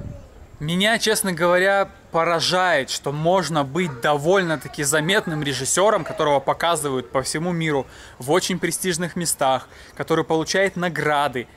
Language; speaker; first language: Russian; native; Russian